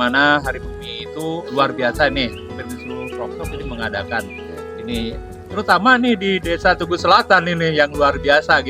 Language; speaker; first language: Indonesian; native; Indonesian